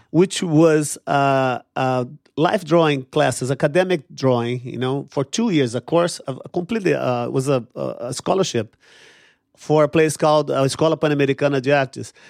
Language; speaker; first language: English; non-native, fluent; Portuguese